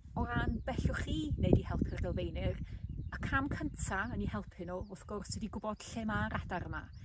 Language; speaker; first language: Welsh; native; Welsh